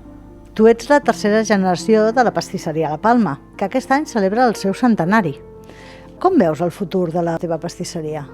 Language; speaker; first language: Catalan; non-native, learner; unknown